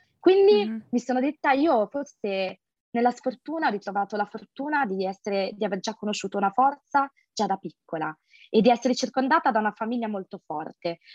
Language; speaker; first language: Italian; early bilingual, other home language; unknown